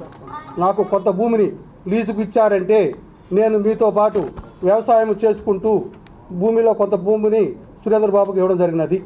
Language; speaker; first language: Telugu; native; Telugu